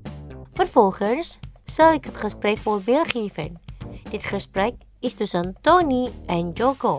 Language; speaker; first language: Dutch; non-native, learner; Indonesian